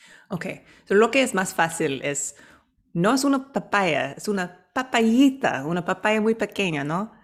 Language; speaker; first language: Spanish; non-native, fluent; English